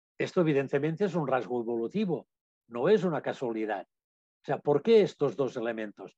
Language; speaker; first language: Spanish; non-native, local second language; Catalan